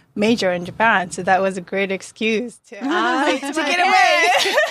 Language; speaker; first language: English; non-native, fluent; Japanese